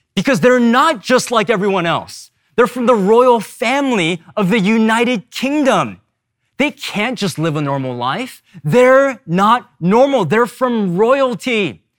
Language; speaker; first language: English; early bilingual, other home language; Korean